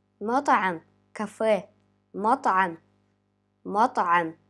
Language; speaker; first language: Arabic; non-native, fluent; Russian